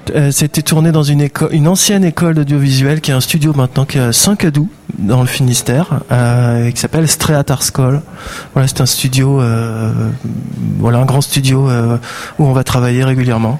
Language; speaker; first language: French; native; French